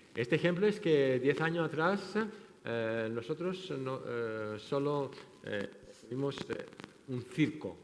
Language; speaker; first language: Spanish; non-native, fluent; French